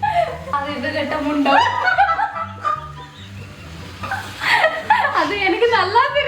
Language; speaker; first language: Tamil; non-native, learner; Malayalam